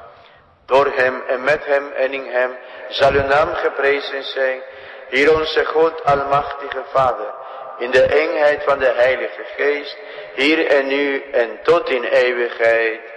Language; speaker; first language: Dutch; non-native, fluent; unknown